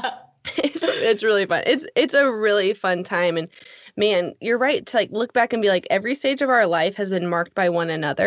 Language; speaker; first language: English; native; English